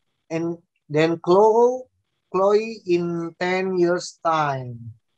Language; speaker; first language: English; non-native, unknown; Indonesian